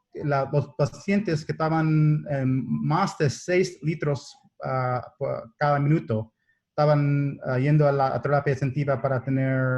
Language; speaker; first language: Spanish; non-native, learner; English